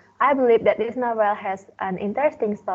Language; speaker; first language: English; non-native, learner; Indonesian